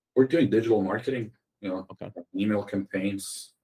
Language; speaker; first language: English; non-native, fluent; Croatian